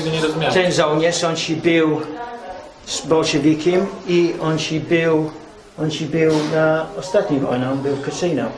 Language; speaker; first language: Polish; early bilingual, heritage; English